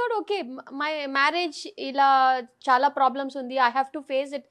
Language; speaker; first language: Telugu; non-native, local second language; Tamil